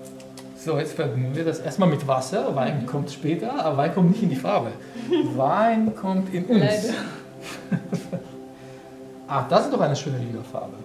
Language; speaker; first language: German; non-native, fluent; Georgian